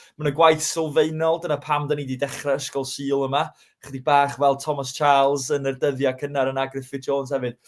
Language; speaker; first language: Welsh; native; Welsh